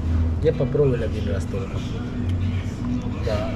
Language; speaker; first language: Russian; non-native, learner; Hindi